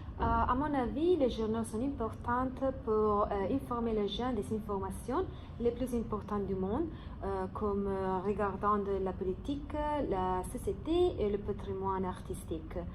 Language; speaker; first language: French; non-native, fluent; English